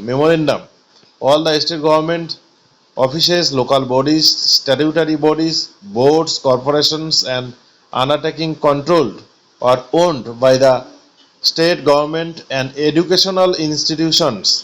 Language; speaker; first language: English; non-native, local second language; Bangla